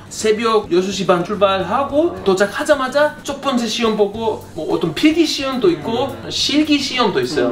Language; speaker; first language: Korean; non-native, fluent; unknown